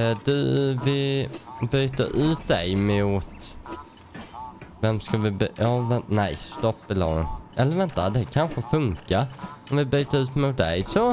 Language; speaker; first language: Swedish; native; Swedish